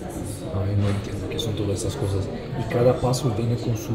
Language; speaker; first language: Spanish; non-native, learner; Romanian